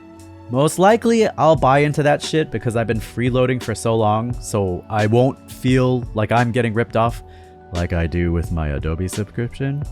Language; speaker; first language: English; native; English